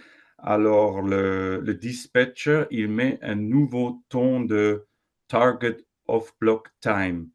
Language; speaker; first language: French; non-native, fluent; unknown